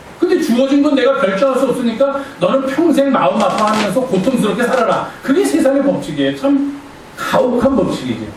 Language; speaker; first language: Korean; native; Korean